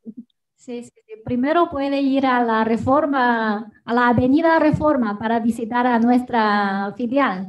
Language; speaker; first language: Spanish; non-native, fluent; Chinese